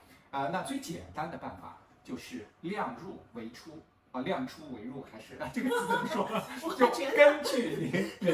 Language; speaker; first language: Chinese; native; Chinese